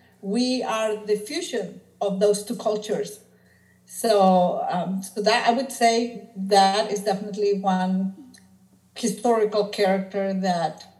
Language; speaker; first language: English; non-native, fluent; Spanish